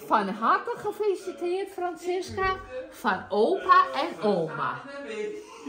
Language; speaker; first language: Dutch; native; Dutch